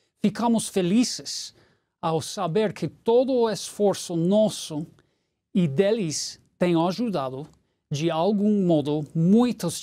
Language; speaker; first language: Portuguese; non-native, fluent; English